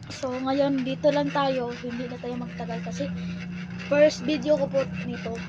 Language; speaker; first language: Filipino; non-native, local second language; Cebuano